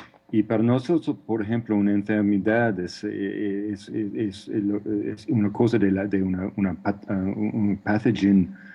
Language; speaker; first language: Spanish; non-native, fluent; English